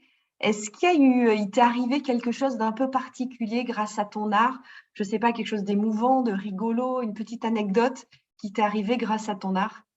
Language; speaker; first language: French; native; French